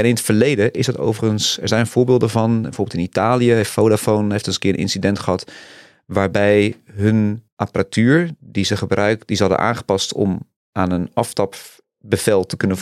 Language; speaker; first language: Dutch; native; Dutch